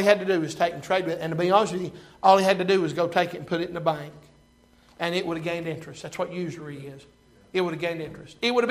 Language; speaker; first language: English; native; English